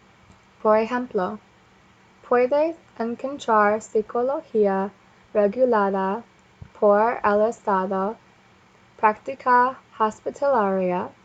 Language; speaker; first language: Spanish; non-native, learner; English